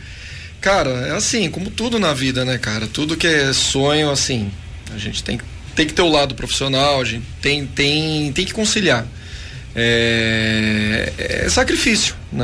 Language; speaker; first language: Portuguese; native; Portuguese